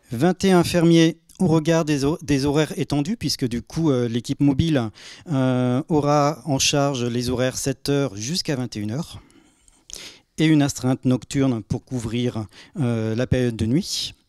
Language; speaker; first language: French; native; French